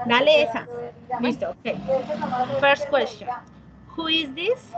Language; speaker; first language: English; non-native, learner; Spanish